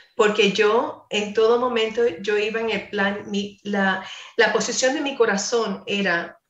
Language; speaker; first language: Spanish; non-native, fluent; English